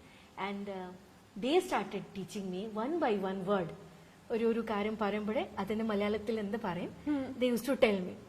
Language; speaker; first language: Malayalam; non-native, local second language; Bangla